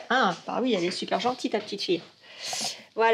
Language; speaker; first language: French; native; French